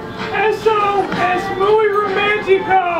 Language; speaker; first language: Spanish; non-native, learner; English